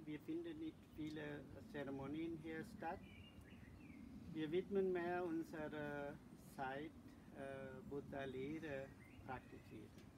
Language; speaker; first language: German; non-native, learner; Sinhala